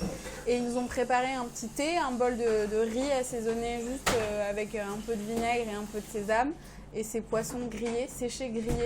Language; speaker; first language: French; early bilingual, other home language; Persian